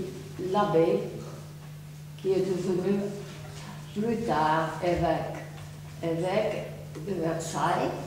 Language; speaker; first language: French; non-native, fluent; Czech